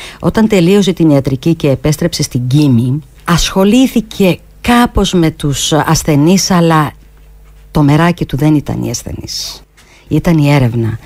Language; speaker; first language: Greek; native; Greek